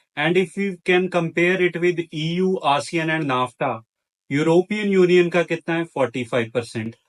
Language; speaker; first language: Hindi; native; Hindi